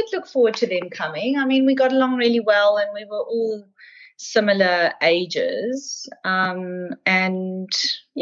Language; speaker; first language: English; native; English